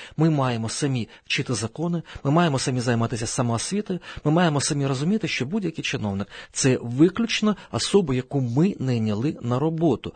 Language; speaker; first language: Ukrainian; non-native, local second language; Russian